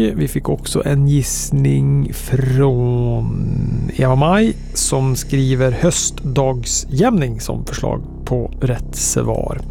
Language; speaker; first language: Swedish; native; Swedish